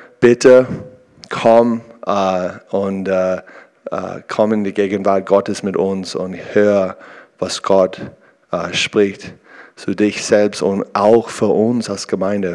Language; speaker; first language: German; non-native, learner; English